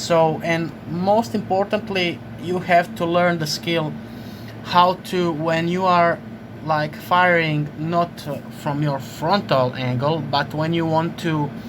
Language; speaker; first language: English; non-native, fluent; Croatian